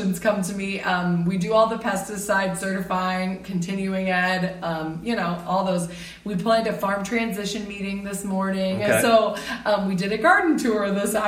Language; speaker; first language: English; native; English